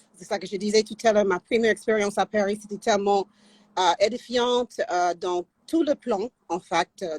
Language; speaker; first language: French; non-native, fluent; English